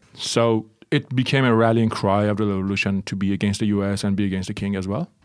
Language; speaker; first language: English; early bilingual, other home language; Persian